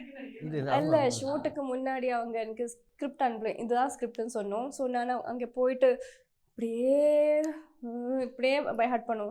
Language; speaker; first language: Tamil; non-native, learner; Malayalam